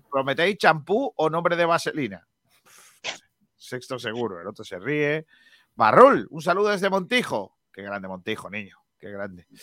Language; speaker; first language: Spanish; native; Spanish